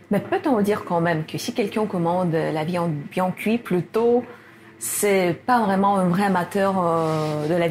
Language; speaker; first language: French; non-native, fluent; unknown